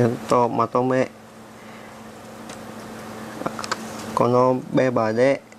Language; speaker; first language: Japanese; non-native, learner; Vietnamese